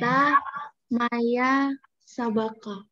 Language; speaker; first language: Russian; non-native, learner; Indonesian